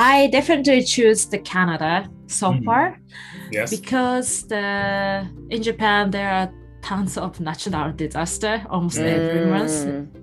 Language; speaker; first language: English; non-native, fluent; Japanese